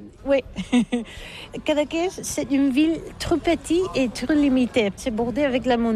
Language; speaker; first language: French; non-native, learner; Catalan